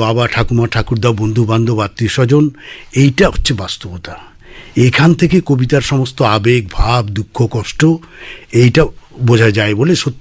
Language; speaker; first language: Bangla; native; Bangla